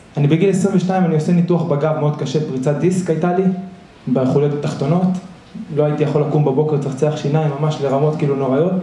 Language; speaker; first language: Hebrew; early bilingual, other home language; Spanish